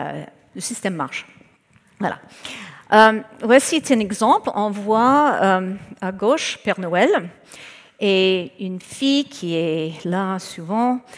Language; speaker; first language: French; non-native, fluent; English